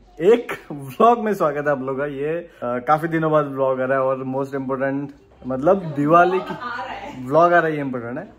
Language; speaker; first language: Hindi; non-native, local second language; Marathi